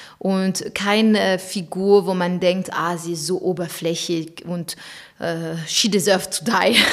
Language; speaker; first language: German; non-native, fluent; French